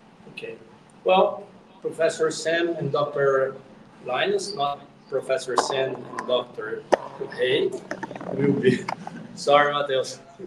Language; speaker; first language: English; non-native, fluent; Portuguese